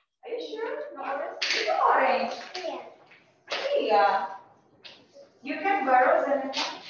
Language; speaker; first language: English; non-native, learner; Indonesian